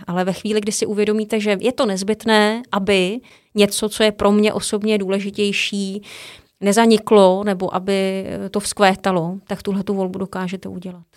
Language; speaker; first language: Czech; native; Czech